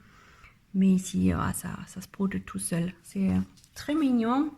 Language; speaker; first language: French; non-native, learner; German